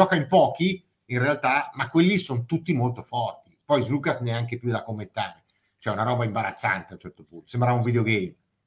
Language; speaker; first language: Italian; native; Italian